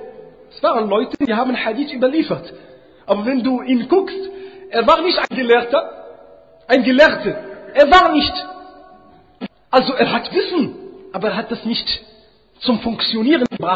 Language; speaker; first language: German; non-native, fluent; Arabic